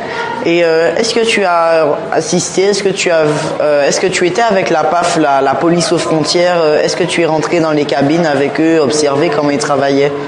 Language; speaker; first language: French; native; French